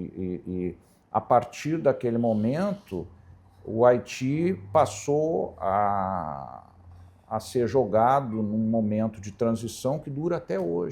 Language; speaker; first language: Portuguese; native; Portuguese